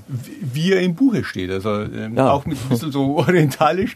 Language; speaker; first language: German; native; German